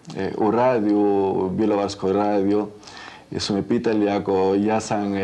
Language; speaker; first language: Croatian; early bilingual, heritage; Croatian